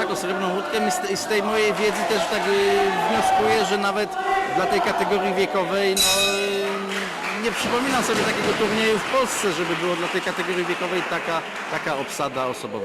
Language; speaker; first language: Polish; native; Polish